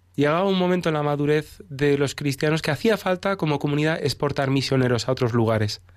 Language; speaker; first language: Spanish; native; Spanish